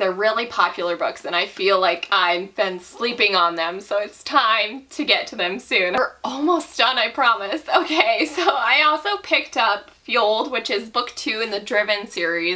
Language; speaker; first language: English; native; English